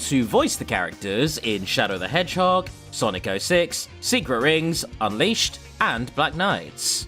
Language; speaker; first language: English; native; English